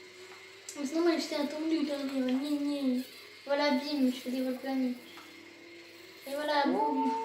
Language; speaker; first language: French; native; French